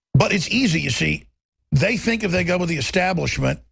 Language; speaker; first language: English; native; English